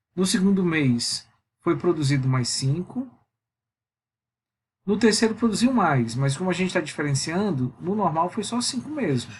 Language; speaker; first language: Portuguese; native; Portuguese